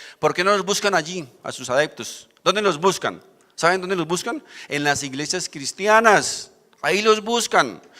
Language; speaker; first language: Spanish; native; Spanish